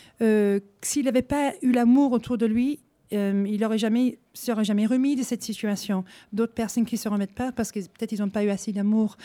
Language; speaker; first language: French; non-native, fluent; English